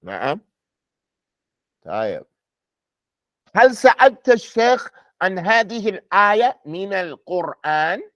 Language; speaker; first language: Arabic; non-native, fluent; English